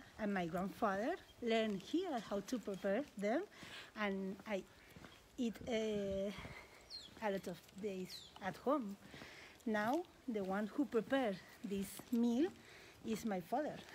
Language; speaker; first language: English; non-native, learner; Spanish